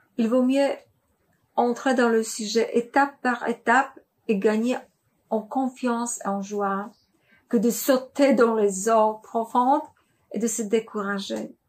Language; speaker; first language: French; non-native, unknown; Polish